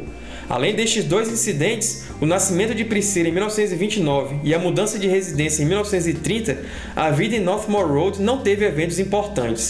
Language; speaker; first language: Portuguese; native; Portuguese